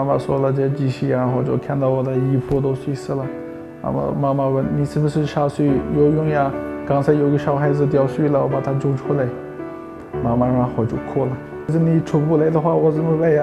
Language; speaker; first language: Chinese; non-native, local second language; Uyghur